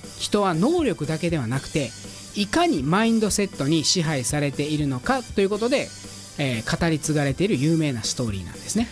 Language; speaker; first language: Japanese; native; Japanese